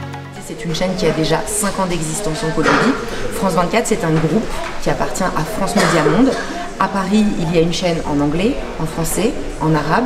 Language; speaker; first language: French; non-native, fluent; Spanish